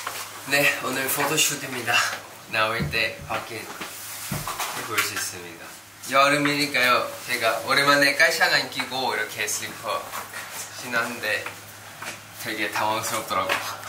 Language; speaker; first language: Korean; non-native, fluent; Thai